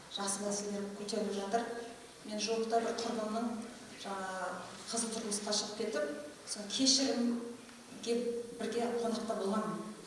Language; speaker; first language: Kazakh; native; Kazakh